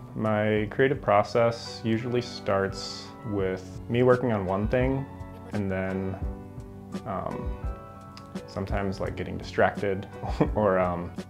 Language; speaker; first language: English; native; English